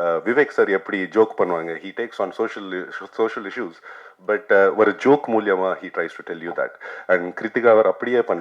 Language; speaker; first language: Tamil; non-native, local second language; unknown